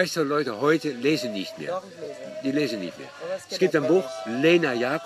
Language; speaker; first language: German; non-native, fluent; Dutch